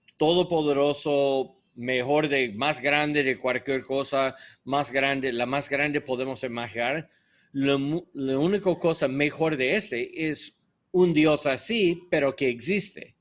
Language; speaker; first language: Spanish; non-native, learner; English